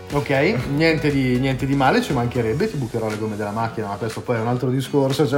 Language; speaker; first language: Italian; native; Italian